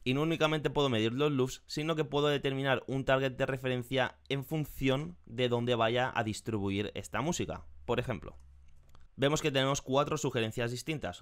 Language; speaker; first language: Spanish; native; Spanish